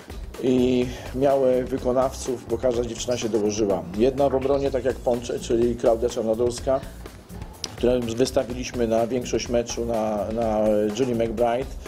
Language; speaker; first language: Polish; native; Polish